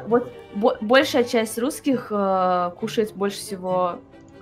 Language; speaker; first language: Russian; native; Russian